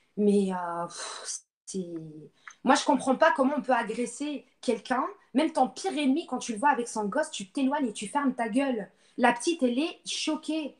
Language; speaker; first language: French; non-native, local second language; Arabic